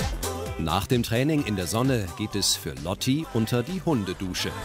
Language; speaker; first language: German; native; German